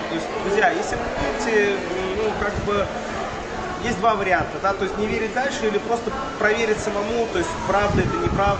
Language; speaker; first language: Russian; native; Russian